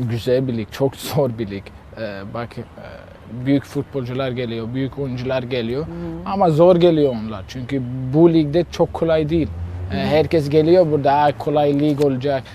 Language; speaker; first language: Turkish; non-native, learner; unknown